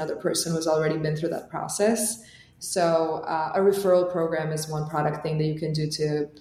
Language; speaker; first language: English; non-native, fluent; Albanian